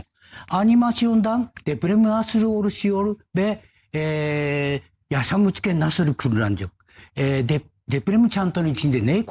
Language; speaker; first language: Turkish; non-native, learner; Japanese